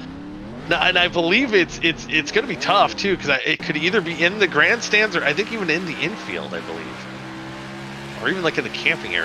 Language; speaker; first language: English; native; English